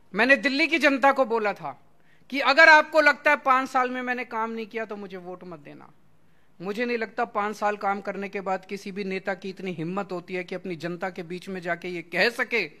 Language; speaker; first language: Hindi; native; Hindi